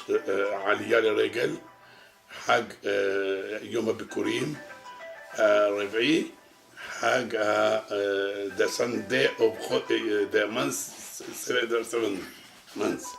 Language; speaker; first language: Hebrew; non-native, local second language; Arabic